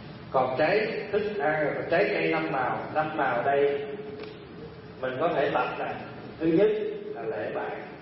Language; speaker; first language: Vietnamese; native; Vietnamese